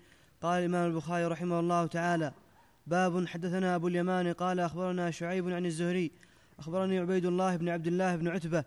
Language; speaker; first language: Arabic; native; Arabic